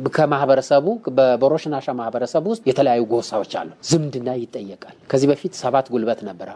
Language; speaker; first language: Amharic; non-native, local second language; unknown